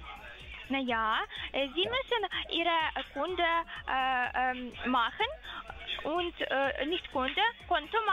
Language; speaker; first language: German; non-native, learner; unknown